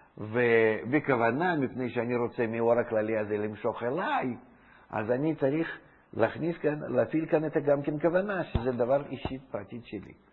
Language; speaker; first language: Hebrew; non-native, fluent; Russian